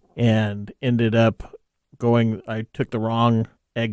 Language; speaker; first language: English; native; English